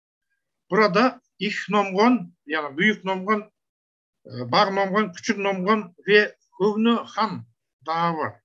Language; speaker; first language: Turkish; non-native, learner; Kazakh